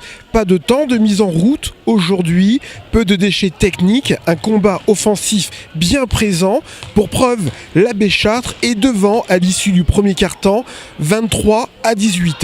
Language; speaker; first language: French; native; French